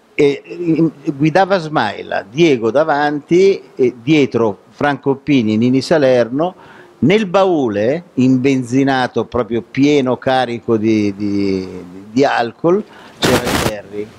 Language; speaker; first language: Italian; native; Italian